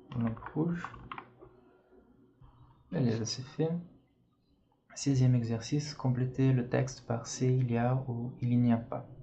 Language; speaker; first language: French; non-native, fluent; Portuguese